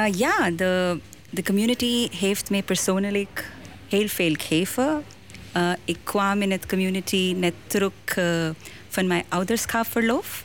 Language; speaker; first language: Dutch; non-native, learner; Hindi